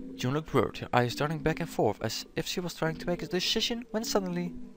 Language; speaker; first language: English; non-native, fluent; Dutch